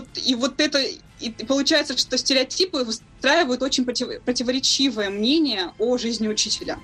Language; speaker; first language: Russian; native; Russian